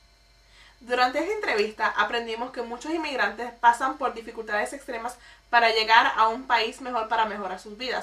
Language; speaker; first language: Spanish; early bilingual, heritage; Spanish